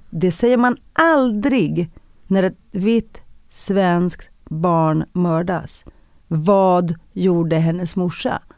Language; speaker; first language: Swedish; early bilingual, other home language; Greek